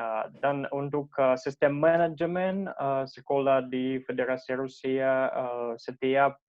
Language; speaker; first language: Indonesian; non-native, fluent; Russian